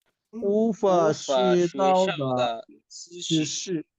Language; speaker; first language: Chinese; non-native, learner; Bangla